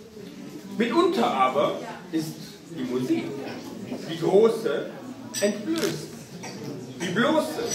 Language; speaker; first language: German; native; German